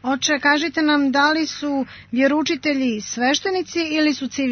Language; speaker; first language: Croatian; native; Croatian